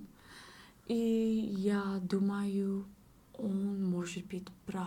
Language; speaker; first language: Russian; non-native, learner; English